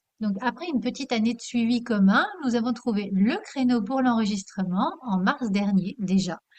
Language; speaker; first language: French; native; French